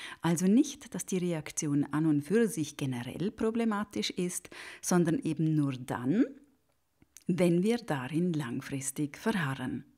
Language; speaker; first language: German; native; German